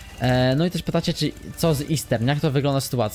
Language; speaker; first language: Polish; native; Polish